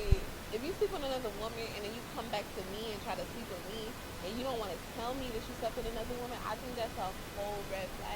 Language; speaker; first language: English; native; English